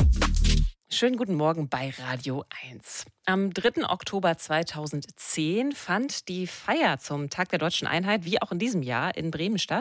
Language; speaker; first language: German; native; German